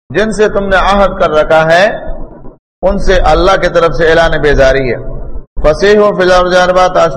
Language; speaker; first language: Urdu; non-native, local second language; Pashto